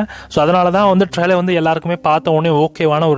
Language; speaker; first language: Tamil; native; Tamil